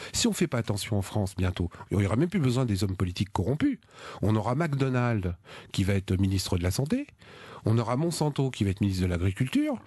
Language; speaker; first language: French; native; French